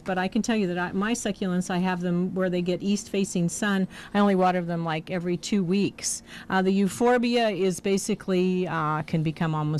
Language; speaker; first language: English; native; English